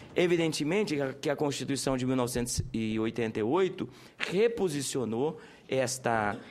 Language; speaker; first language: Portuguese; native; Portuguese